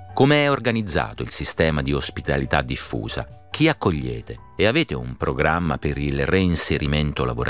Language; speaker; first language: Italian; native; Italian